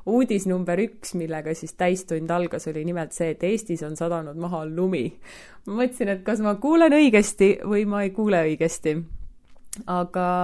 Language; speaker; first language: Estonian; native; Estonian